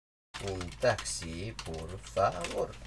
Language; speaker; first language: Spanish; non-native, learner; English